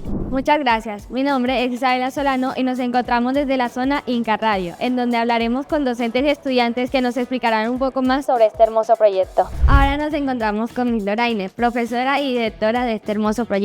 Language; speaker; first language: Spanish; native; Spanish